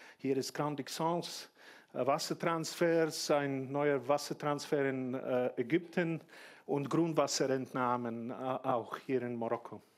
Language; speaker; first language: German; non-native, fluent; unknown